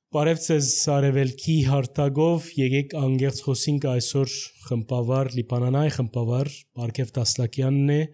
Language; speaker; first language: Armenian; early bilingual, heritage; Armenian